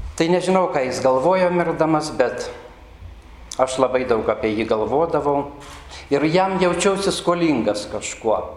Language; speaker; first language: Lithuanian; native; Lithuanian